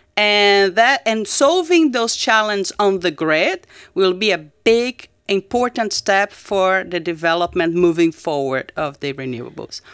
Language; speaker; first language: English; non-native, fluent; Portuguese